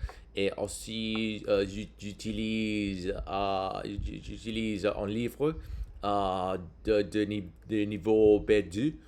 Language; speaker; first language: French; non-native, learner; English